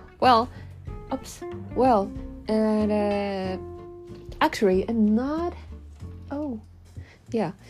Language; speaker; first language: English; non-native, learner; Japanese